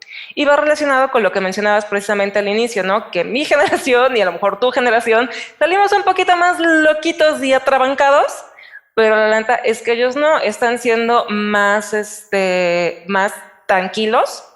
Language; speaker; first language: Spanish; native; Spanish